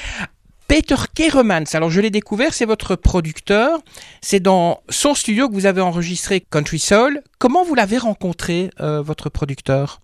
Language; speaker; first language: French; native; French